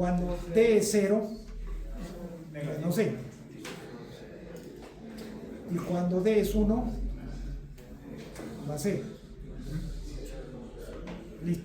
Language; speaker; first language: Spanish; native; Spanish